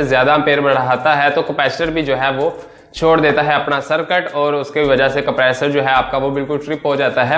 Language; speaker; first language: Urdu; non-native, local second language; Punjabi